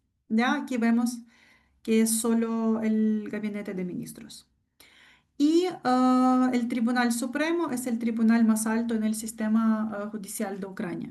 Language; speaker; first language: Spanish; non-native, fluent; Ukrainian